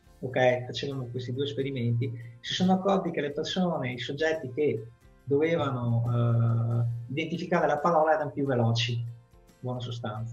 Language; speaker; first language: Italian; native; Italian